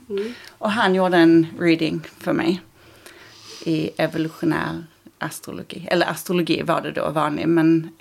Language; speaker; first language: Swedish; early bilingual, other home language; English